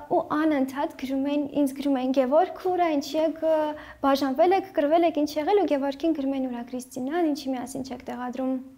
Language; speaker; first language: Armenian; early bilingual, heritage; Armenian